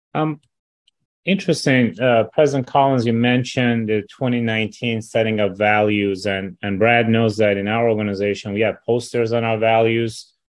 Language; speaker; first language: English; early bilingual, other home language; Persian